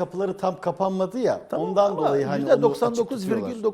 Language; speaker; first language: Turkish; native; Turkish